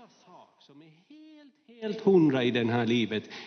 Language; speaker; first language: Swedish; non-native, fluent; Finnish